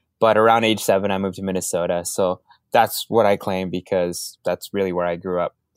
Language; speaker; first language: English; early bilingual, other home language; Spanish